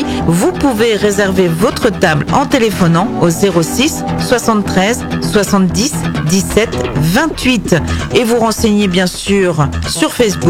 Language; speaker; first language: French; native; French